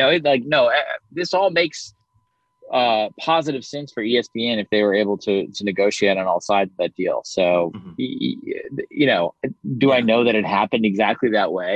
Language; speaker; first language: English; native; English